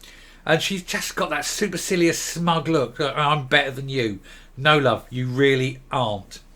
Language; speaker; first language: English; native; English